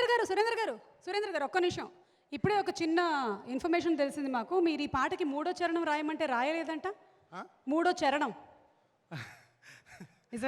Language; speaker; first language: Telugu; native; Telugu